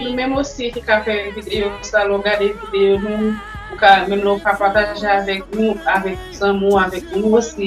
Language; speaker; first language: Haitian Creole; early bilingual, heritage; Haitian Creole